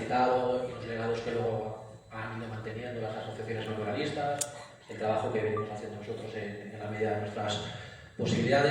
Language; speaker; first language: Spanish; native; Spanish